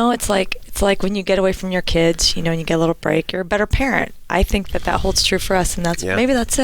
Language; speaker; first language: English; native; English